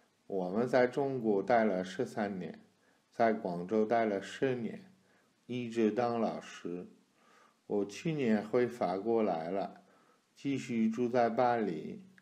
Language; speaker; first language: Chinese; non-native, fluent; French